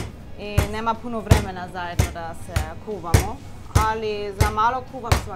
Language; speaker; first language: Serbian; non-native, learner; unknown